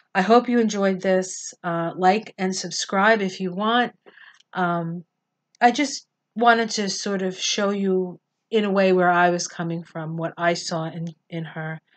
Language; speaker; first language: English; native; English